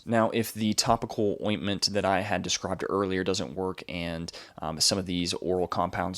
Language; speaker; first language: English; native; English